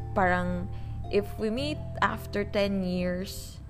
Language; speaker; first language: English; non-native, local second language; Filipino